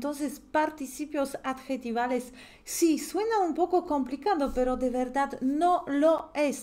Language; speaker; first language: Spanish; non-native, fluent; Polish